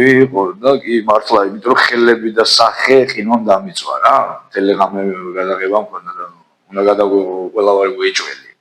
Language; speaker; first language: Georgian; native; Georgian